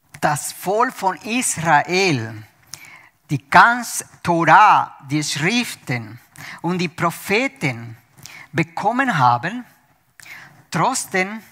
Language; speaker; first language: German; non-native, fluent; Spanish